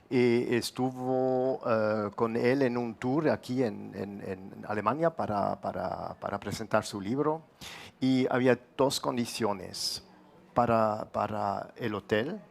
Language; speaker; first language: Spanish; non-native, fluent; German